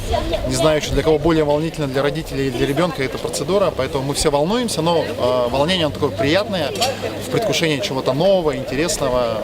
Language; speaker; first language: Russian; native; Russian